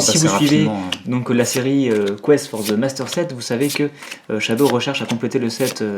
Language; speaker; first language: French; native; French